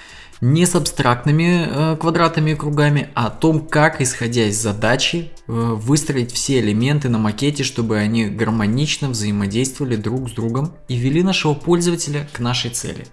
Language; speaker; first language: Russian; native; Russian